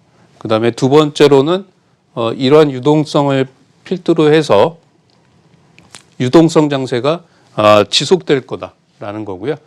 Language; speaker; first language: Korean; native; Korean